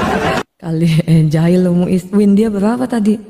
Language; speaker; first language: Indonesian; native; Indonesian